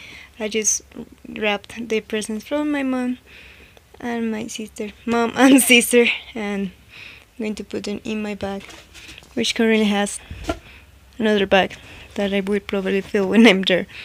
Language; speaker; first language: English; non-native, fluent; Spanish